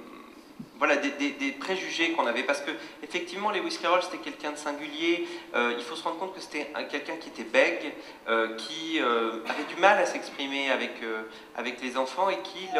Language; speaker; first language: French; native; French